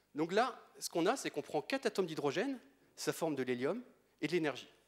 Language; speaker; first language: French; native; French